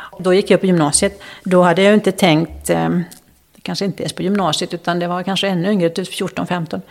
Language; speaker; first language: Swedish; non-native, local second language; Finnish